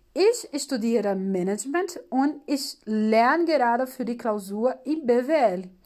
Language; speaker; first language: German; non-native, fluent; Portuguese